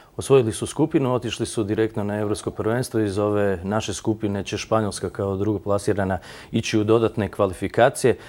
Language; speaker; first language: Croatian; native; Croatian